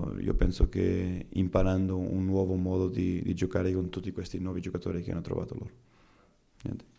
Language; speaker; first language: Italian; non-native, fluent; Portuguese